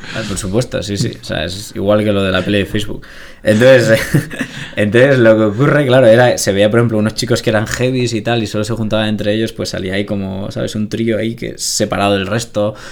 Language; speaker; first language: Spanish; native; Spanish